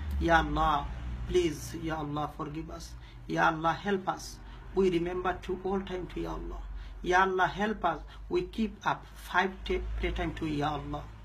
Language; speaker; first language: English; non-native, local second language; Bangla